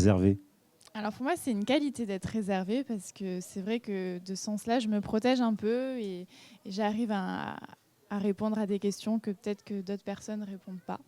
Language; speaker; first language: French; native; French